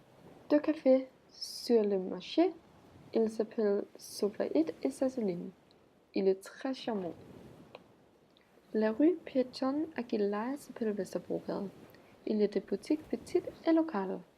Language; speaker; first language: French; non-native, learner; Danish